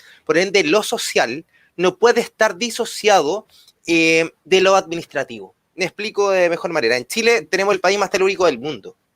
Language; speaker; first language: Spanish; native; Spanish